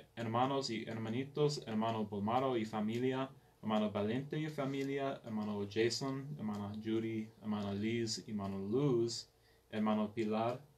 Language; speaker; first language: Spanish; non-native, learner; English